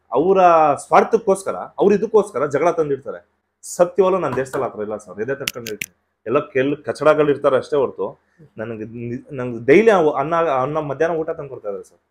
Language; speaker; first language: Kannada; non-native, local second language; Telugu